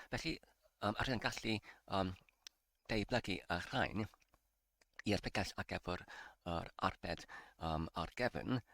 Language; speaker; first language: Welsh; non-native, learner; English